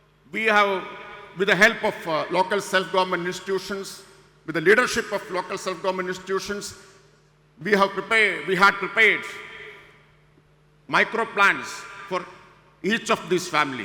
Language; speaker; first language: English; non-native, local second language; Malayalam